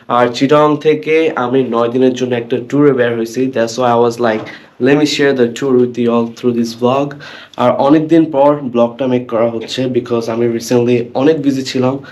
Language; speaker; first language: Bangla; early bilingual, heritage; Bangla